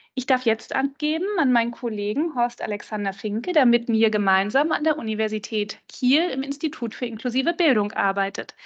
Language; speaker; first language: German; native; German